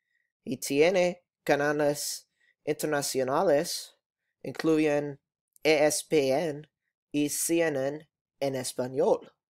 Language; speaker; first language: Spanish; non-native, learner; English